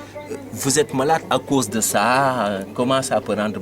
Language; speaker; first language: French; non-native, local second language; Wolof